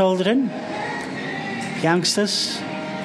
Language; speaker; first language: English; non-native, local second language; Afrikaans